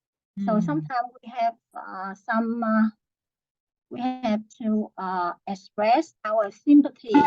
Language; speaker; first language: English; non-native, learner; Vietnamese